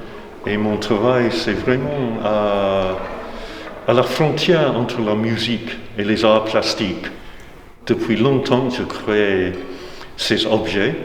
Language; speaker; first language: French; non-native, fluent; English